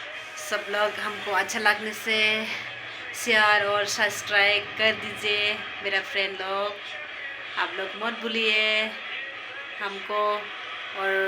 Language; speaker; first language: Hindi; non-native, local second language; Bodo